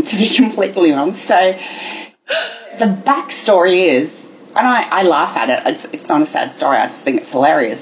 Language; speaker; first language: English; native; English